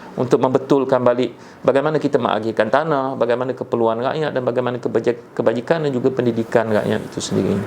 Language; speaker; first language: Malay; native; Malay